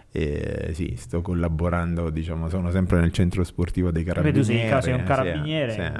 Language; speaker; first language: Italian; native; Italian